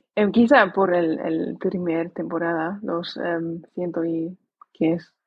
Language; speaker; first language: Spanish; non-native, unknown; Dutch